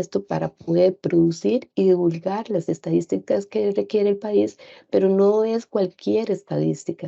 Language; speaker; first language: Spanish; native; Spanish